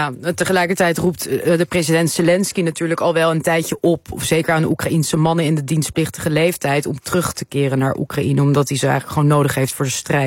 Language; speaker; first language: Dutch; native; Dutch